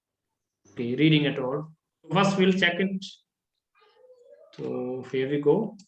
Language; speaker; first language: English; non-native, local second language; Hindi